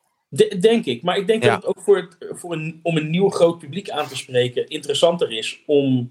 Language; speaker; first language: Dutch; native; Dutch